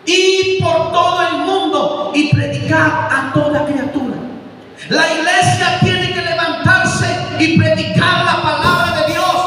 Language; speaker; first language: Spanish; native; Spanish